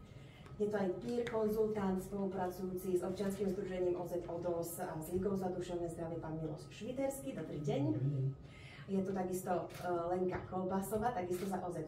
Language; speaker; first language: Slovak; native; Slovak